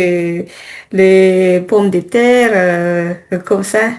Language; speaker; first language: French; non-native, learner; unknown